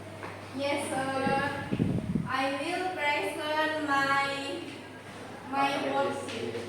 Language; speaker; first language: English; non-native, learner; Indonesian